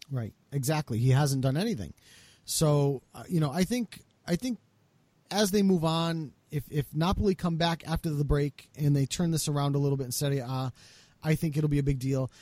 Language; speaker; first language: English; native; English